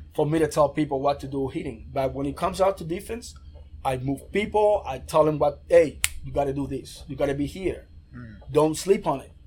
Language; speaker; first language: English; non-native, fluent; Spanish